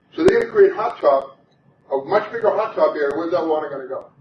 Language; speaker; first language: English; native; English